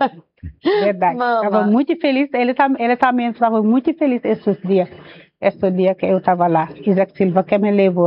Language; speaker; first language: Portuguese; non-native, learner; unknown